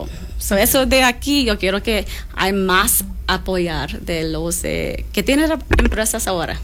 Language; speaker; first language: Spanish; non-native, learner; English